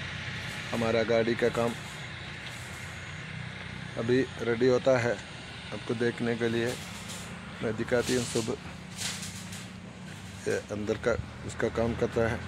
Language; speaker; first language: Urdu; non-native, local second language; Malayalam